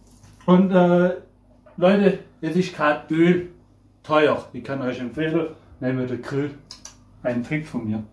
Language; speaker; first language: German; non-native, fluent; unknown